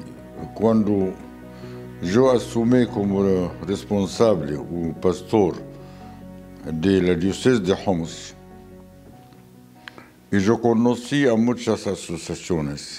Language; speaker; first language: Spanish; non-native, fluent; Arabic